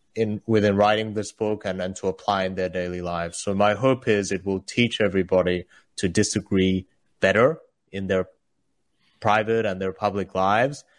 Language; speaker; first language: English; early bilingual, other home language; Korean